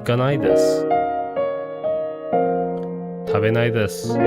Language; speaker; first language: Japanese; non-native, learner; English